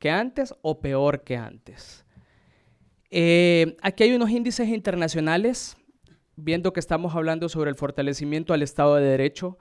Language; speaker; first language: Spanish; native; Spanish